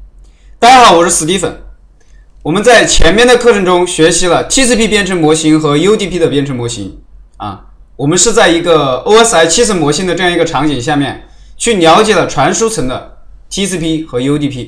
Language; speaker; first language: Chinese; native; Chinese